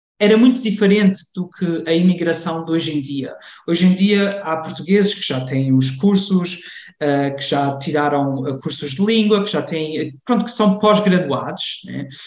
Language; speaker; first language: Portuguese; early bilingual, heritage; Portuguese